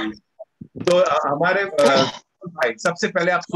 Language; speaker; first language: Hindi; native; Hindi